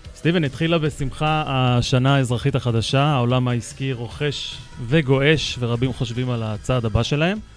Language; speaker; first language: Hebrew; native; Hebrew